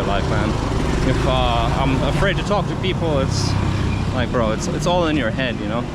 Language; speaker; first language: English; non-native, fluent; Finnish